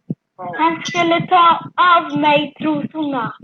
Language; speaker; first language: Swedish; early bilingual, other home language; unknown